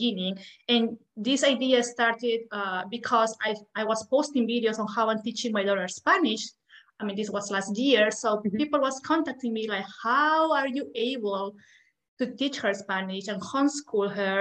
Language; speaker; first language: English; non-native, fluent; Spanish